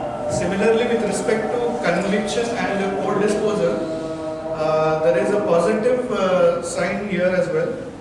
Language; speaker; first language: English; non-native, local second language; Marathi